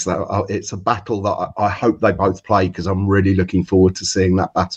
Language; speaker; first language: English; native; English